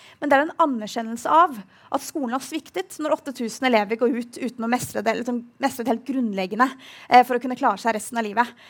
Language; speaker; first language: Norwegian; native; Norwegian